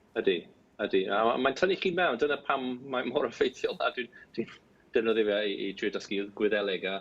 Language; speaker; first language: Welsh; non-native, local second language; English